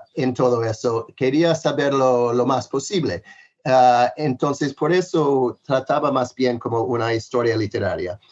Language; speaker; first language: Spanish; non-native, fluent; English